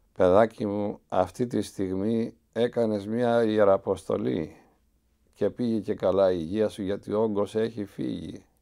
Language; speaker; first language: Greek; native; Greek